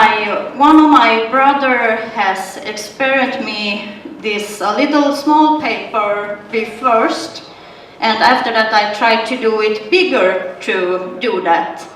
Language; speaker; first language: English; non-native, learner; Swedish